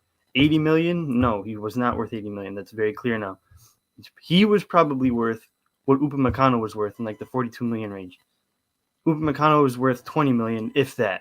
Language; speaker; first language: English; native; English